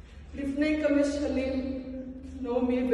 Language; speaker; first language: Hebrew; non-native, learner; Filipino